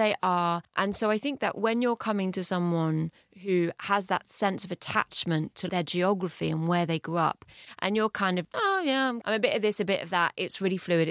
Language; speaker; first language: English; early bilingual, heritage; English